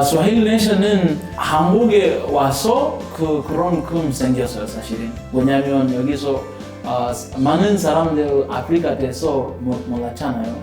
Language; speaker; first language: Korean; non-native, fluent; Swahili